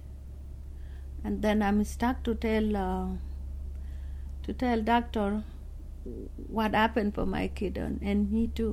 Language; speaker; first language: English; non-native, learner; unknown